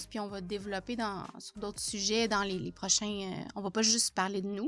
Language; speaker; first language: French; native; French